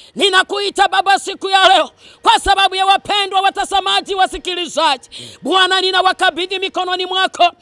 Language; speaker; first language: Swahili; non-native, local second language; Luyia